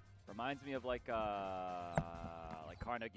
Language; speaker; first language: English; native; English